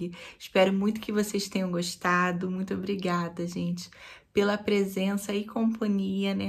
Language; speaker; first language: Portuguese; native; Portuguese